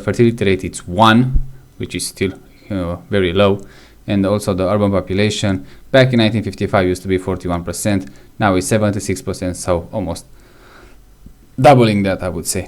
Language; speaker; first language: English; non-native, fluent; Romanian